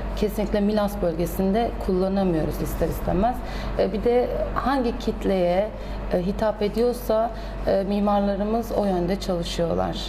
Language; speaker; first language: Turkish; native; Turkish